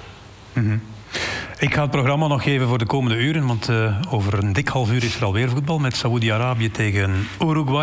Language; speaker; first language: Dutch; native; Dutch